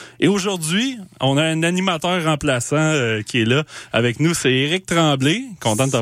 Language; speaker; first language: French; native; French